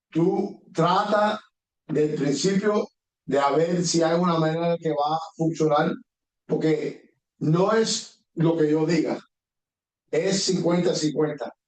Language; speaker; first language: Spanish; early bilingual, heritage; Spanish